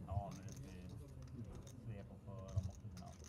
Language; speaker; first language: Swedish; native; Swedish